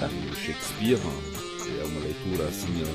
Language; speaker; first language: Portuguese; early bilingual, heritage; French